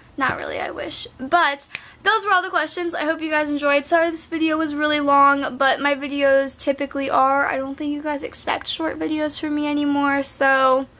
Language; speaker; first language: English; native; English